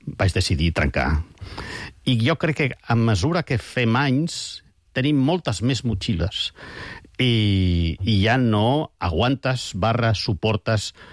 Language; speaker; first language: Catalan; non-native, local second language; Spanish